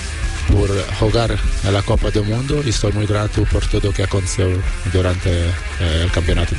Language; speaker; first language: Spanish; non-native, learner; Kabuverdianu